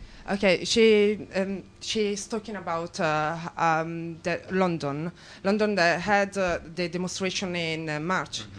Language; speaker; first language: English; non-native, fluent; Italian